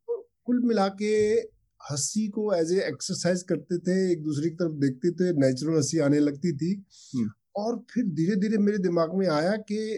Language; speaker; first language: Hindi; non-native, local second language; Punjabi